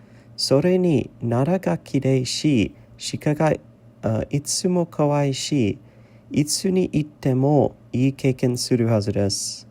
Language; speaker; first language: Japanese; non-native, learner; English